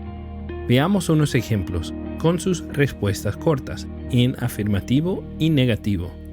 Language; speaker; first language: Spanish; non-native, fluent; English